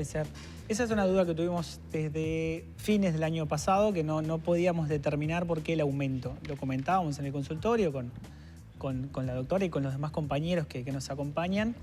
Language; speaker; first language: Spanish; native; Spanish